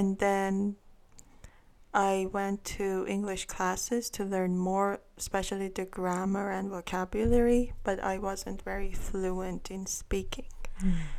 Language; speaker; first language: English; non-native, fluent; Armenian